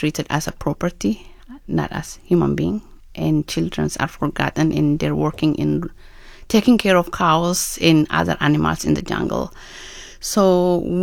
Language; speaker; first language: English; non-native, fluent; Oromo